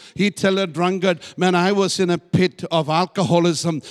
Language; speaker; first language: English; non-native, local second language; Malayalam